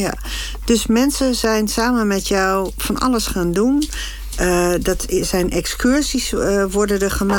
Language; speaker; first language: Dutch; native; Dutch